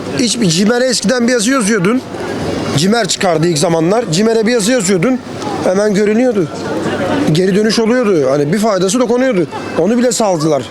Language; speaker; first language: Turkish; native; Turkish